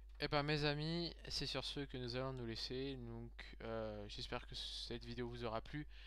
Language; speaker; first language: French; native; French